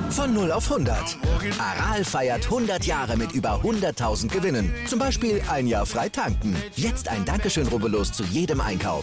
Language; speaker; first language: German; native; German